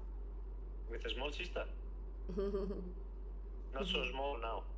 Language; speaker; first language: English; non-native, learner; Spanish